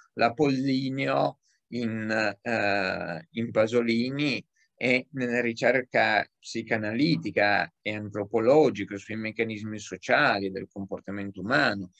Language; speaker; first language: Italian; native; Italian